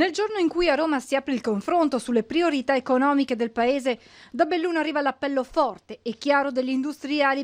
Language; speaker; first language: Italian; native; Italian